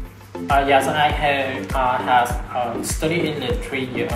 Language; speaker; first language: English; non-native, learner; Vietnamese